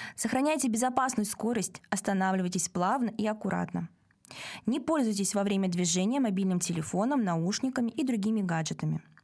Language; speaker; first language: Russian; native; Russian